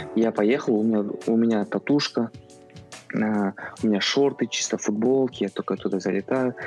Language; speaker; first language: Russian; non-native, local second language; Kazakh